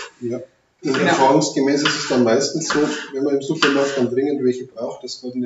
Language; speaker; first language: German; native; German